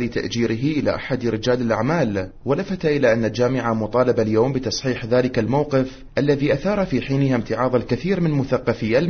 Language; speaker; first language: Arabic; native; Arabic